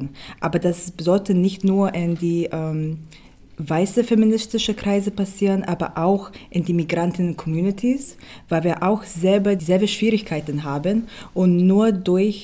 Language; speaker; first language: German; non-native, fluent; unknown